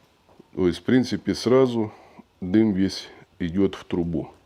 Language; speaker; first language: Russian; native; Russian